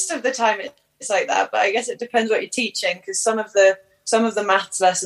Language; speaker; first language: English; native; English